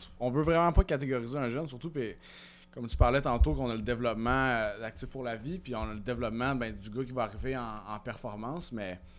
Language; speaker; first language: French; native; French